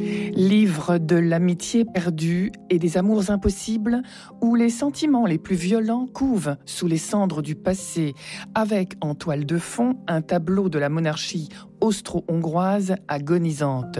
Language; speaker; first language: French; native; French